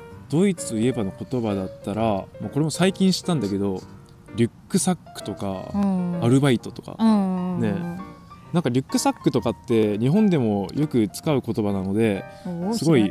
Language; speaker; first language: Japanese; native; Japanese